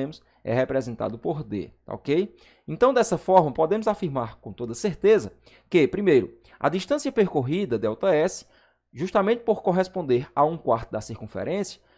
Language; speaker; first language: Portuguese; native; Portuguese